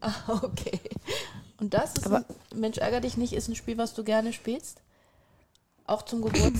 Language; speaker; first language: German; native; German